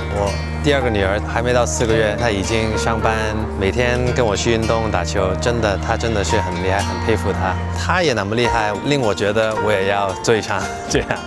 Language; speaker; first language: Chinese; non-native, local second language; Cantonese